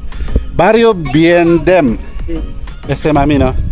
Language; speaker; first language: Spanish; non-native, learner; Filipino